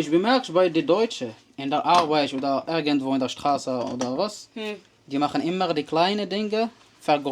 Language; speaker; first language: German; non-native, learner; Arabic